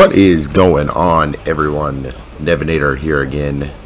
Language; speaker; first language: English; native; English